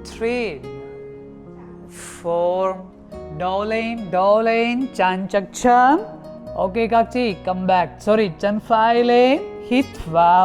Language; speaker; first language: Vietnamese; non-native, learner; Hindi